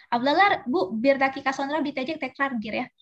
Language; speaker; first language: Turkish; non-native, learner; Indonesian